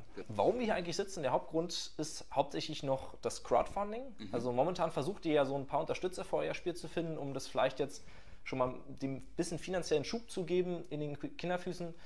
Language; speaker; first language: German; native; German